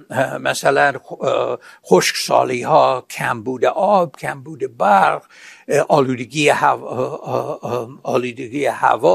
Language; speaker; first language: Persian; non-native, fluent; English